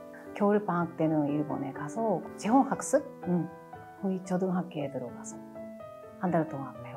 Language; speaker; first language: Korean; non-native, fluent; Japanese